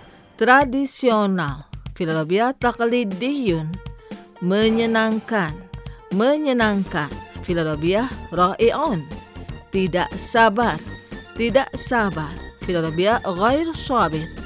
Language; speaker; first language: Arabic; non-native, fluent; Indonesian